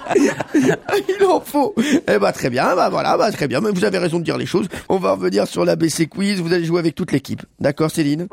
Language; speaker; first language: French; native; French